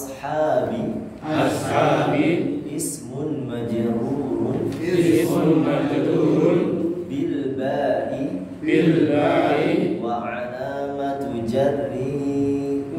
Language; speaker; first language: Arabic; non-native, fluent; Indonesian